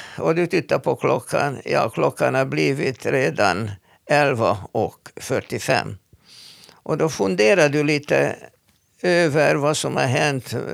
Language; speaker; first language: Swedish; non-native, fluent; Hungarian